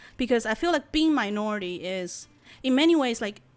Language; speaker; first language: English; non-native, fluent; Chinese